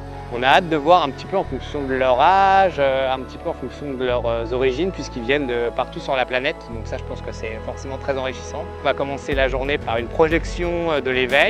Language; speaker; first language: French; native; French